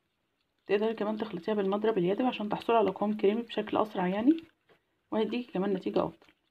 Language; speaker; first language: Arabic; native; Arabic